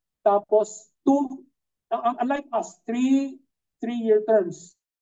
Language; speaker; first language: English; non-native, local second language; Cebuano